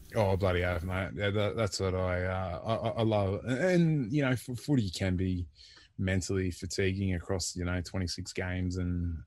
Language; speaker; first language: English; native; English